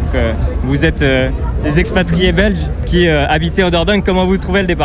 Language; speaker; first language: French; native; French